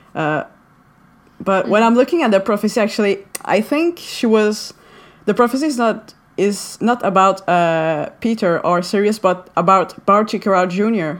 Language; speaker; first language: English; non-native, fluent; French